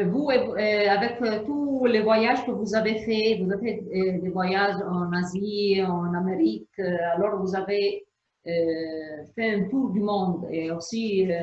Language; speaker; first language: French; non-native, fluent; Arabic